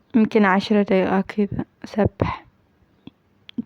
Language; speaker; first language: Arabic; non-native, learner; Amharic